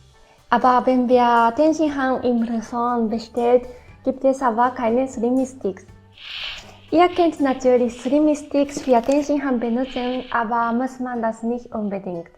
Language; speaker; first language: German; non-native, fluent; Japanese